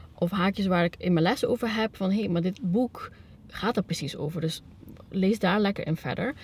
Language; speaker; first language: Dutch; early bilingual, other home language; Spanish